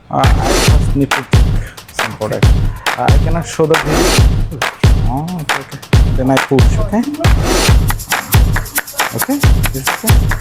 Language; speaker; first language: English; non-native, learner; Bangla